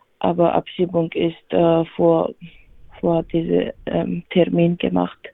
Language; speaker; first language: German; non-native, learner; Georgian